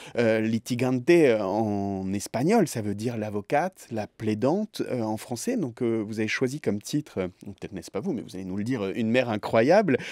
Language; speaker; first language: French; native; French